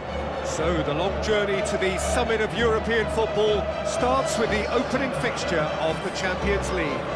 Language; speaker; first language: English; native; English